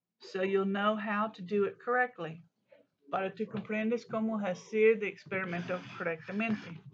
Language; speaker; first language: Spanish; non-native, learner; English